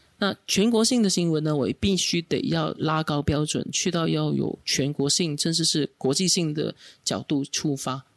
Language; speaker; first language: Chinese; native; Chinese